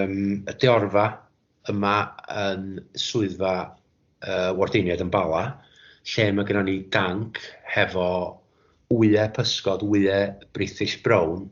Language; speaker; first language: Welsh; native; Welsh